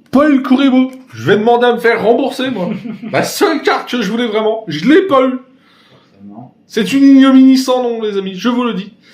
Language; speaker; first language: French; native; French